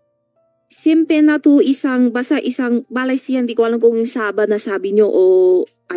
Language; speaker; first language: Filipino; non-native, learner; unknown